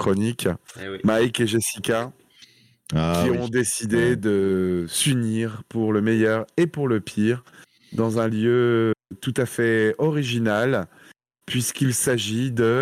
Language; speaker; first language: French; native; French